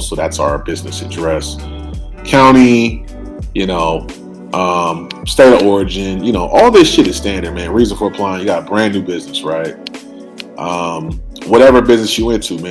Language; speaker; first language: English; native; English